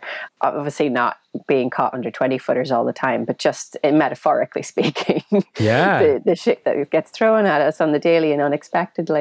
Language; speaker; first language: English; native; English